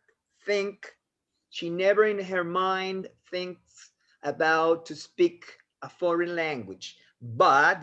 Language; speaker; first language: English; non-native, fluent; Spanish